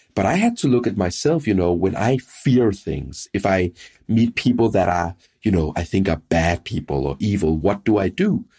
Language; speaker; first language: English; non-native, fluent; Danish